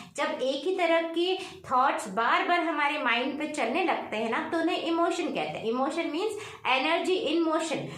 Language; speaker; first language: Hindi; native; Hindi